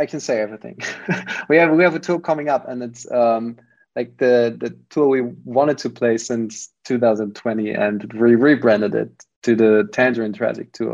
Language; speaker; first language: English; non-native, fluent; German